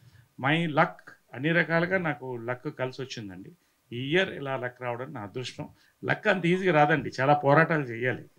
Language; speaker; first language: Telugu; native; Telugu